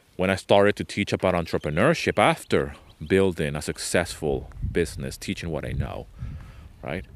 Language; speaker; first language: English; non-native, fluent; Spanish